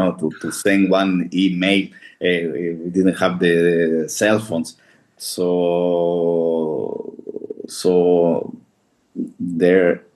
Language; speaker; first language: English; non-native, fluent; Spanish